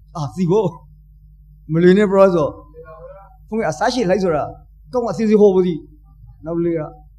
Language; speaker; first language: Burmese; native; Burmese